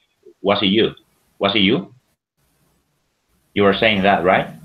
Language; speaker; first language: English; non-native, fluent; Spanish